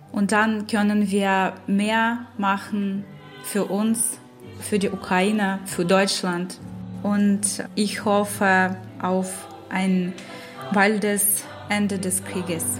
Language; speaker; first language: German; non-native, learner; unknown